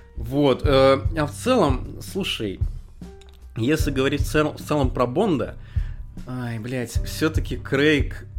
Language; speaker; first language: Russian; native; Russian